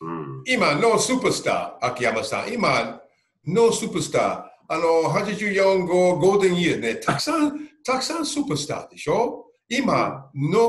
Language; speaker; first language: Japanese; non-native, learner; English